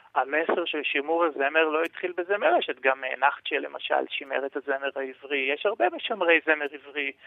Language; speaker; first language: Hebrew; native; Hebrew